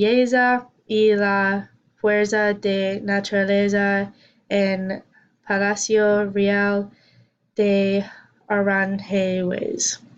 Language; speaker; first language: Spanish; non-native, learner; English